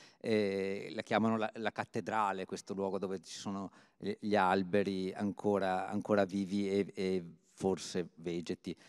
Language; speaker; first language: Italian; native; Italian